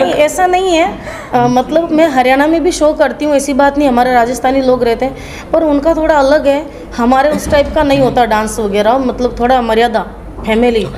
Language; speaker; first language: Hindi; native; Hindi